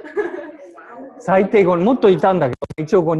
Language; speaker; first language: Japanese; native; Japanese